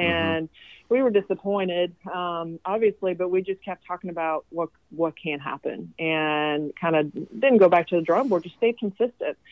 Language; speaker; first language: English; non-native, fluent; Swedish